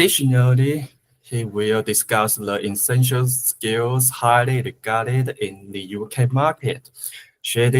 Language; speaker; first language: English; non-native, fluent; Chinese